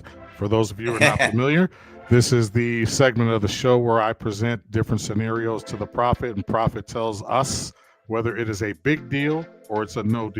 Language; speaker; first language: English; native; English